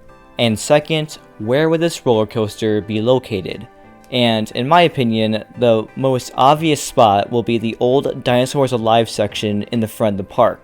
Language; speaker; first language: English; native; English